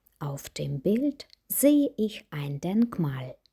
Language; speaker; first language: German; non-native, fluent; Ukrainian